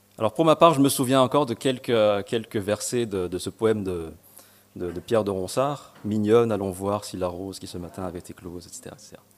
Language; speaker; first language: French; non-native, local second language; Malagasy